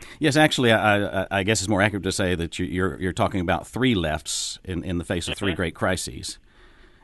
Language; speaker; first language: English; native; English